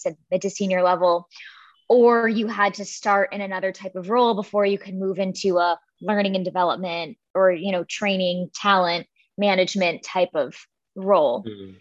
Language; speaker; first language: English; native; English